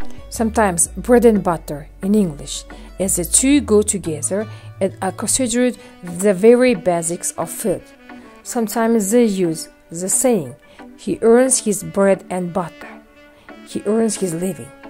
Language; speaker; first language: English; non-native, fluent; Uzbek